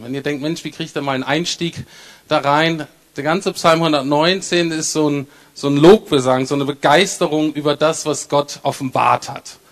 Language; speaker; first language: German; native; German